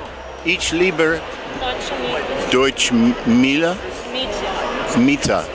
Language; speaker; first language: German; non-native, learner; English